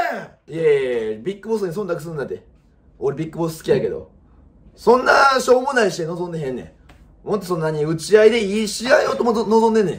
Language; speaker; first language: Japanese; native; Japanese